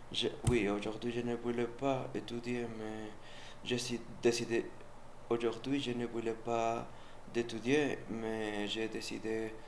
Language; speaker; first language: French; non-native, learner; Spanish